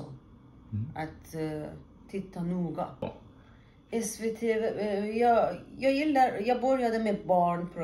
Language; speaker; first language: Swedish; non-native, learner; Persian